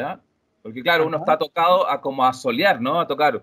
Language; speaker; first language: Spanish; native; Spanish